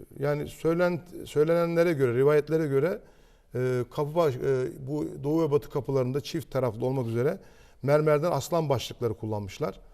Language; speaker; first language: Turkish; native; Turkish